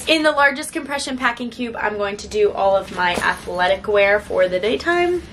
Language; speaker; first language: English; native; English